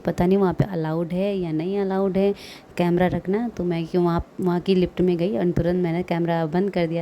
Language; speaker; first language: Hindi; native; Hindi